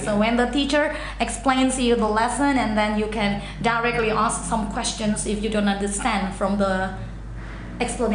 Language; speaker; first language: English; non-native, fluent; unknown